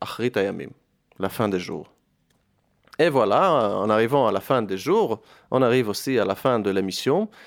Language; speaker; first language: French; non-native, fluent; Hebrew